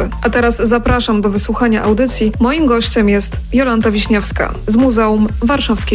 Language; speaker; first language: Polish; native; Polish